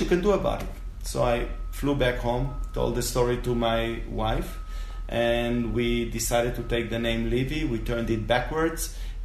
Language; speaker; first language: English; non-native, fluent; Spanish